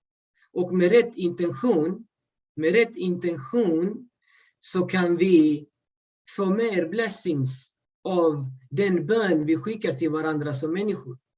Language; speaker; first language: Swedish; early bilingual, other home language; Urdu